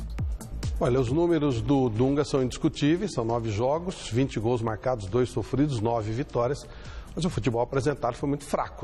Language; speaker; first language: Portuguese; native; Portuguese